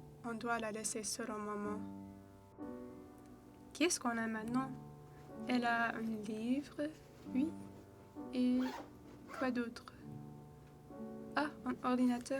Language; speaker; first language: French; non-native, learner; English